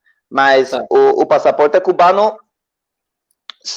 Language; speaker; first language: Portuguese; non-native, learner; Spanish